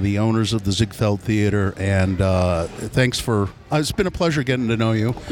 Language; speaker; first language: English; native; English